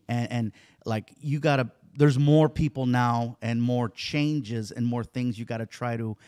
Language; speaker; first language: English; early bilingual, other home language; Spanish